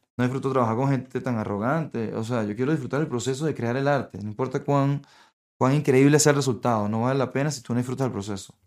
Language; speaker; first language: Spanish; native; Spanish